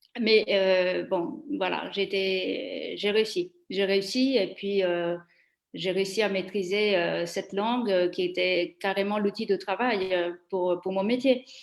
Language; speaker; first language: French; non-native, fluent; Italian